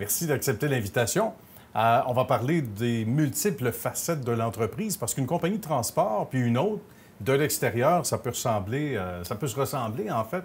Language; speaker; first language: French; native; French